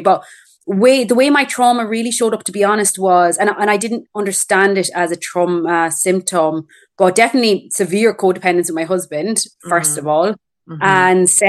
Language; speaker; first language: English; native; English